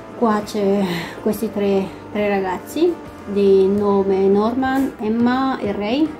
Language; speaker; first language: Italian; non-native, fluent; Spanish